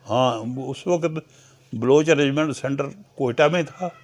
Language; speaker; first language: Urdu; non-native, local second language; Punjabi